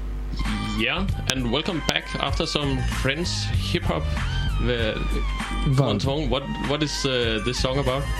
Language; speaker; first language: English; non-native, fluent; Danish